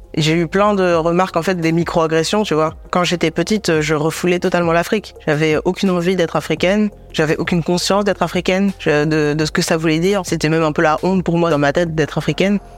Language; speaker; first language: French; native; French